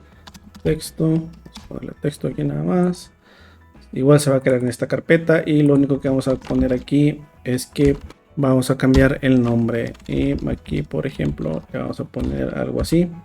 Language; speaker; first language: Spanish; native; Spanish